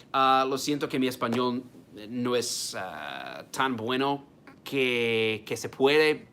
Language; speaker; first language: Spanish; non-native, learner; English